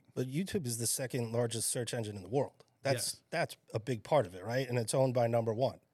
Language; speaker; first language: English; native; English